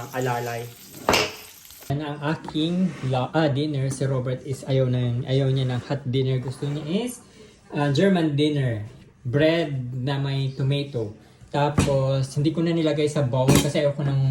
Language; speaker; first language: Filipino; non-native, local second language; Bikol